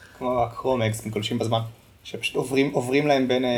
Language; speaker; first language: Hebrew; native; Hebrew